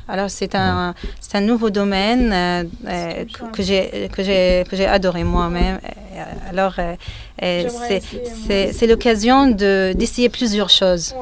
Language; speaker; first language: French; non-native, fluent; Arabic